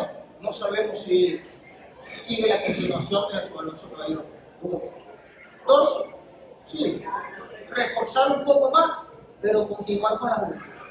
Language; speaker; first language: Spanish; native; Spanish